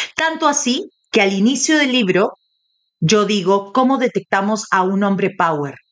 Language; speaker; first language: Spanish; native; Spanish